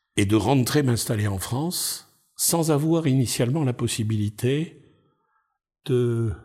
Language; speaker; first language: French; native; French